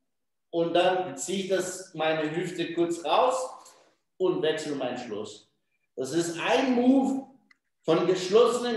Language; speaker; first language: German; non-native, fluent; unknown